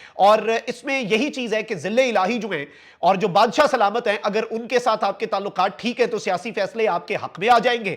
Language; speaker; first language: Urdu; native; Urdu